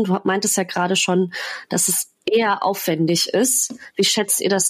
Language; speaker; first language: German; native; German